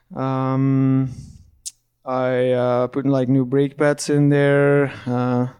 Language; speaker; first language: English; non-native, fluent; Dutch